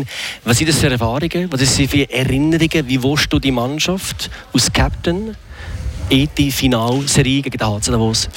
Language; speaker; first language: German; native; German